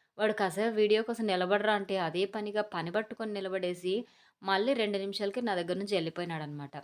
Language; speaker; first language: Telugu; native; Telugu